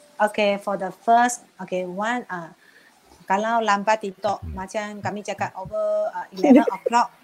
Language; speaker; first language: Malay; non-native, local second language; Chinese